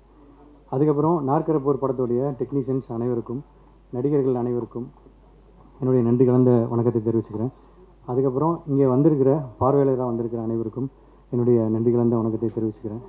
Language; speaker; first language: Tamil; native; Tamil